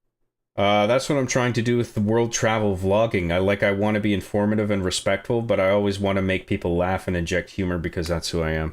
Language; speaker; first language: English; native; English